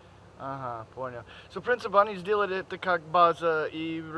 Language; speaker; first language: Russian; non-native, learner; English